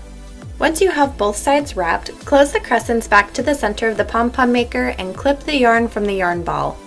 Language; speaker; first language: English; native; English